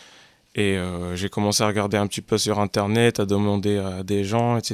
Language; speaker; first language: French; non-native, local second language; Arabic